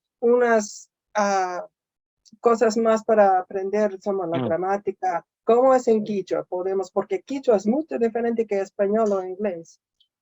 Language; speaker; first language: Spanish; non-native, fluent; English